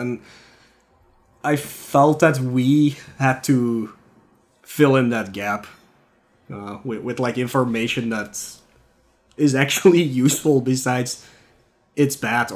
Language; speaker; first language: English; non-native, fluent; Dutch